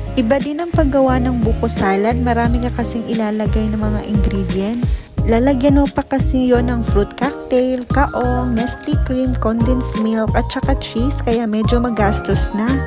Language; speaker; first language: Filipino; non-native, local second language; Cebuano